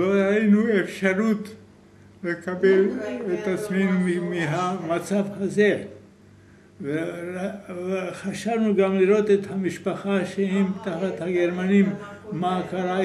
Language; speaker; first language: Hebrew; non-native, fluent; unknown